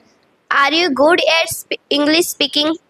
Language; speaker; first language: English; non-native, learner; Gujarati